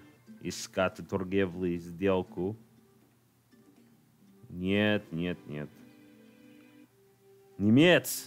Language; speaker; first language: Russian; non-native, learner; English